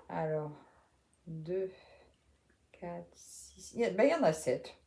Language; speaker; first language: French; native; French